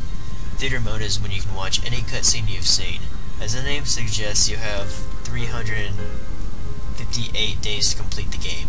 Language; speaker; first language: English; native; English